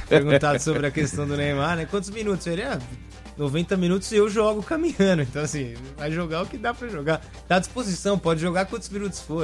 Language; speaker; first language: Portuguese; native; Portuguese